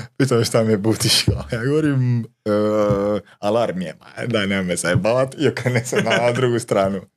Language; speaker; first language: Croatian; non-native, local second language; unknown